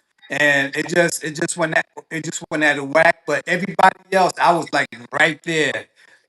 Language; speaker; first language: English; native; English